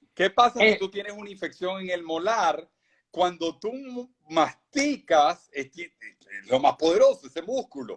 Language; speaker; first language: Spanish; native; Spanish